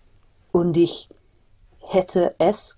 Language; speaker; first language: German; non-native, learner; English